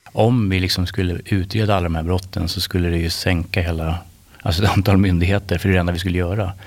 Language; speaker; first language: Swedish; native; Swedish